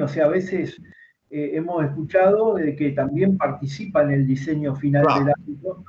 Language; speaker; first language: Spanish; native; Spanish